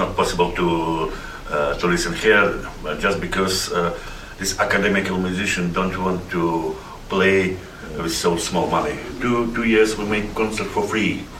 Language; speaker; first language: English; non-native, learner; Russian